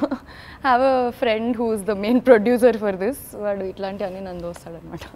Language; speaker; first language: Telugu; native; Telugu